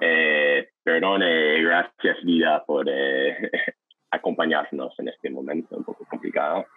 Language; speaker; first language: Spanish; non-native, learner; English